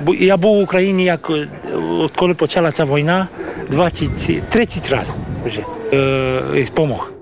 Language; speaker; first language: Ukrainian; early bilingual, heritage; Ukrainian